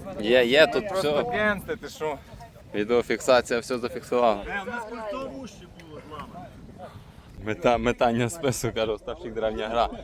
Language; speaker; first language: Ukrainian; native; Ukrainian